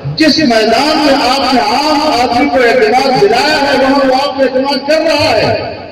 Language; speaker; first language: Urdu; non-native, local second language; Pashto